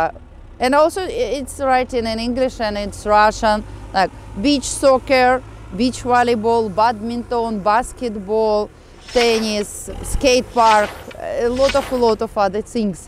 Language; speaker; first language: English; non-native, fluent; Russian